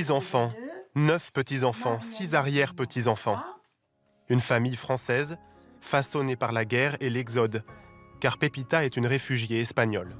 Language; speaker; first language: French; native; French